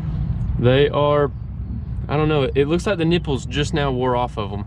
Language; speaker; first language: English; native; English